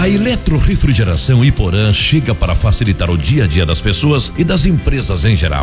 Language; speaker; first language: Portuguese; native; Portuguese